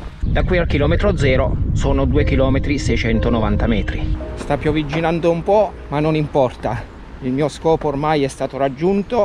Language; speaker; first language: Italian; native; Italian